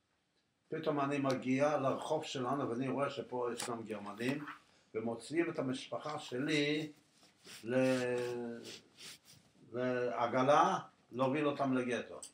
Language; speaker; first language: Hebrew; non-native, fluent; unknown